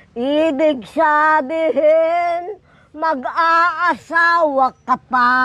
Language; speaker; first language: Filipino; native; Filipino